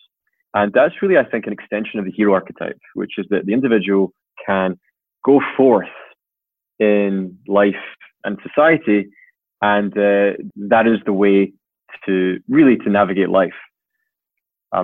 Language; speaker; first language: English; native; English